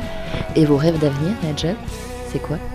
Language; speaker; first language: French; native; French